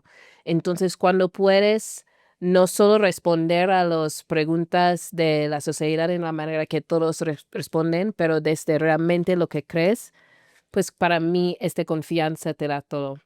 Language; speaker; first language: Spanish; non-native, fluent; English